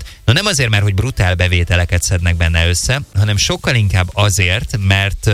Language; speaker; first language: Hungarian; native; Hungarian